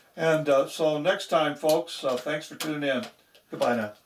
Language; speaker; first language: English; native; English